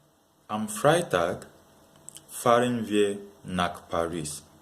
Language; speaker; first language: German; non-native, learner; Yoruba